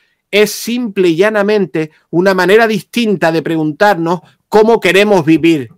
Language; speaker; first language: Spanish; native; Spanish